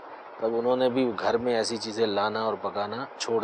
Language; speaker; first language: Urdu; native; Urdu